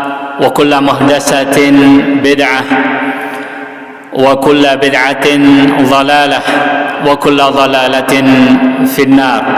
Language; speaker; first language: Arabic; non-native, fluent; Indonesian